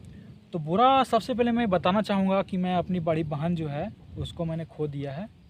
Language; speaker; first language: Hindi; native; Hindi